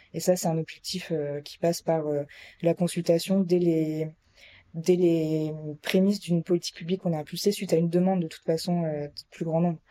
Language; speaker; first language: French; native; French